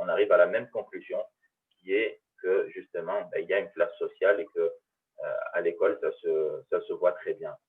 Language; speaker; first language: French; early bilingual, other home language; Arabic